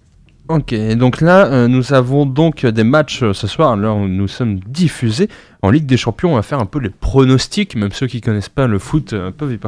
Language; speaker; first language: French; native; French